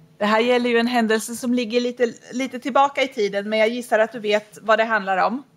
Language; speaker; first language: Swedish; native; Swedish